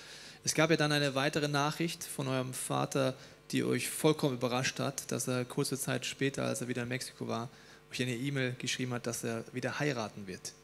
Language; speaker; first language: German; native; German